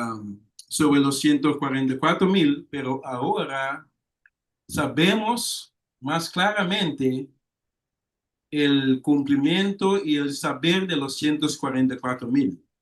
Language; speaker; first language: Spanish; non-native, learner; Papiamento